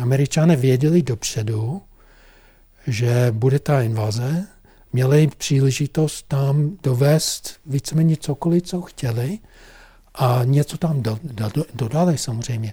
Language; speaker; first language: Czech; non-native, fluent; English